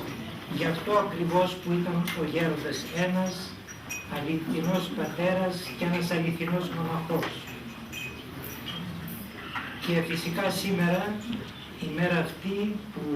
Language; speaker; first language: Greek; native; Greek